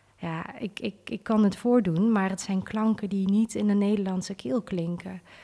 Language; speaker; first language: Dutch; early bilingual, other home language; Vietnamese